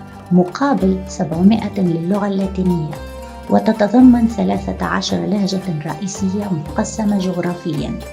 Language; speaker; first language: Arabic; non-native, learner; Spanish